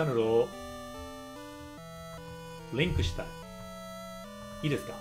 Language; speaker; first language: Japanese; non-native, learner; English